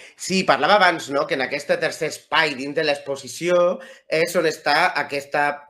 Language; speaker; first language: Catalan; non-native, local second language; Spanish